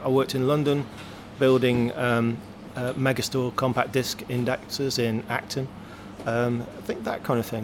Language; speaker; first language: English; native; English